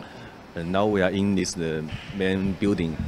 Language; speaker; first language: English; non-native, learner; Chinese